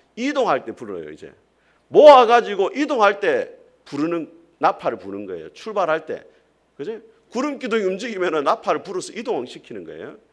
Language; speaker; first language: Korean; native; Korean